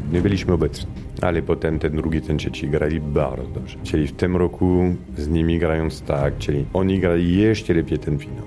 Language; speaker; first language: Polish; non-native, fluent; Italian